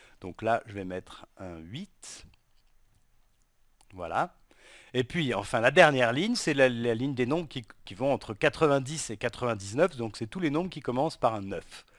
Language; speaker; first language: French; native; French